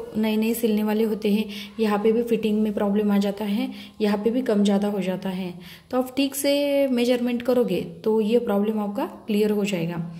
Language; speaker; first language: Hindi; non-native, local second language; Marathi